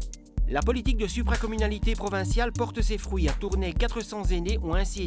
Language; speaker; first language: French; native; French